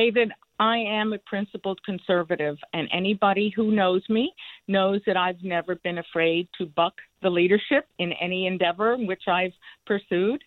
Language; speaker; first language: English; non-native, fluent; Spanish